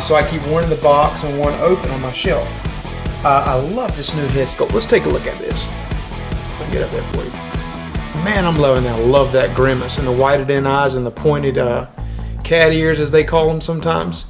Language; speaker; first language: English; native; English